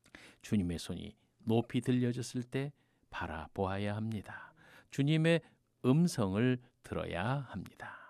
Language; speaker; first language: Korean; native; Korean